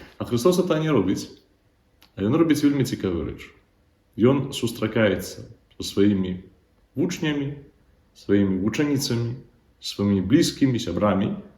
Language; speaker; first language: Belarusian; native; Belarusian